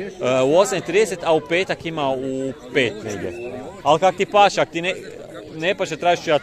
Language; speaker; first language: Serbian; native; Serbian